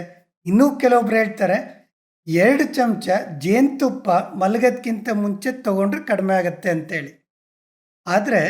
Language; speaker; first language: Kannada; native; Kannada